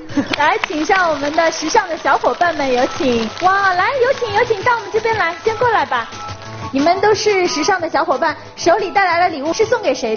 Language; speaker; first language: Chinese; native; Chinese